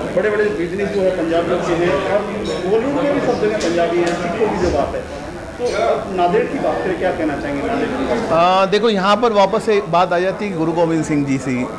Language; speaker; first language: Hindi; non-native, local second language; Punjabi